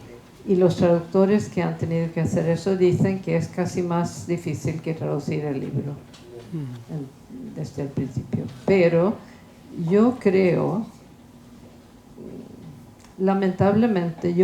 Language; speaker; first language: Spanish; non-native, fluent; Swedish